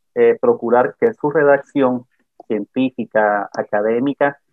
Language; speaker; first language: Spanish; native; Spanish